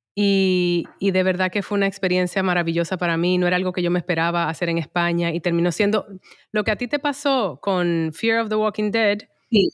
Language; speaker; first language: Spanish; native; Spanish